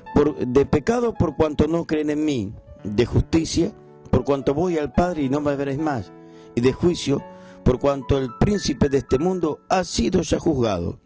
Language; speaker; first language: Spanish; native; Spanish